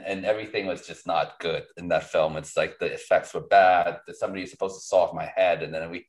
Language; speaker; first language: English; non-native, local second language; Cantonese